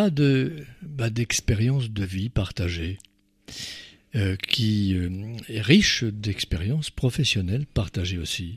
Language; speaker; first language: French; native; French